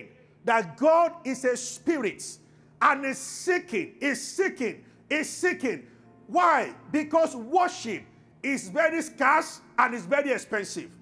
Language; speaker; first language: English; non-native, local second language; Yoruba